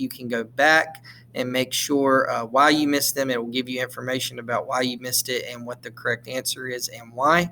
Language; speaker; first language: English; native; English